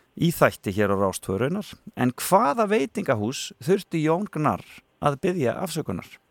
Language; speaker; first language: Icelandic; native; Icelandic